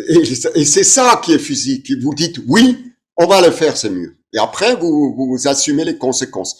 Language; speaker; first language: French; non-native, fluent; German